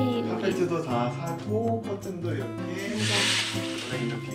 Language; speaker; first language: Korean; native; Korean